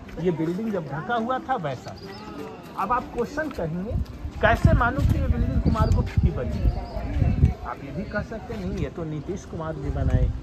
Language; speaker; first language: Hindi; native; Hindi